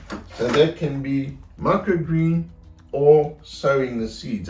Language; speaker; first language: English; native; English